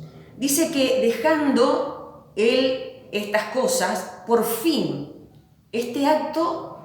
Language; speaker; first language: Spanish; native; Spanish